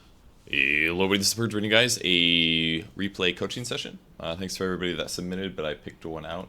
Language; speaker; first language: English; native; English